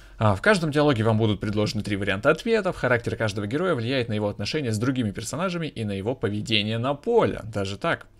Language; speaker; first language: Russian; native; Russian